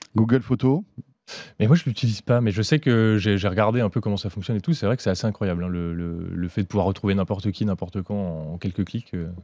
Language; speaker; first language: French; native; French